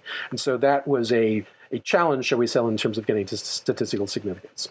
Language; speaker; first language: English; native; English